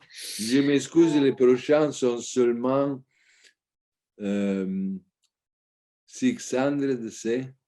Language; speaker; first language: French; non-native, learner; Italian